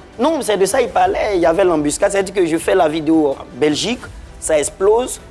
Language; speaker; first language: French; non-native, local second language; Baoulé